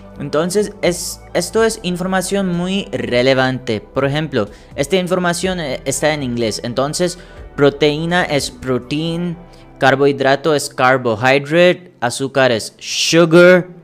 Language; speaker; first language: Spanish; non-native, learner; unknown